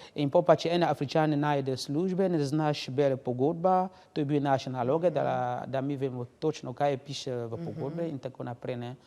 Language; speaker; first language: Slovenian; non-native, learner; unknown